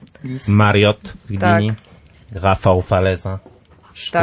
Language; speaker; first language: Polish; non-native, learner; French